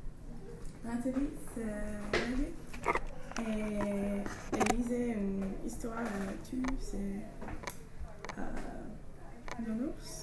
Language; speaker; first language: French; non-native, learner; English